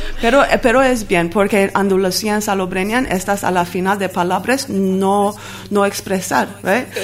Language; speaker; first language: Spanish; non-native, learner; Armenian